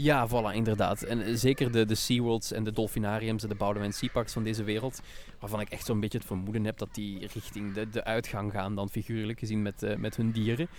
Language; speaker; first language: Dutch; native; Dutch